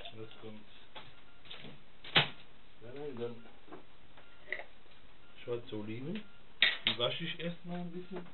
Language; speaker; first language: German; non-native, fluent; Italian